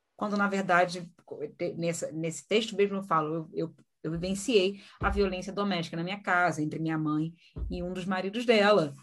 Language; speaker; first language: Portuguese; native; Portuguese